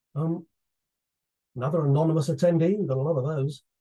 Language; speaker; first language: English; native; English